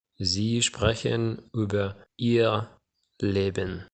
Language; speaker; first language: German; non-native, fluent; Ukrainian